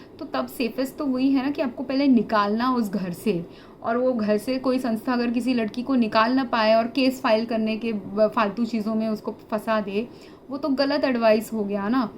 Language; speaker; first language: Hindi; early bilingual, heritage; Hindi